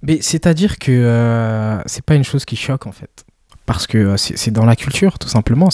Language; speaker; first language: French; early bilingual, other home language; Kinyarwanda